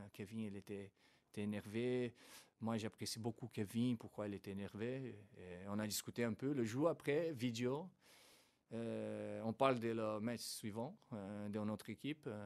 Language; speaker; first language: French; non-native, fluent; Portuguese